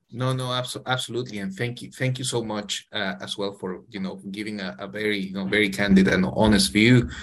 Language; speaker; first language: English; non-native, fluent; Spanish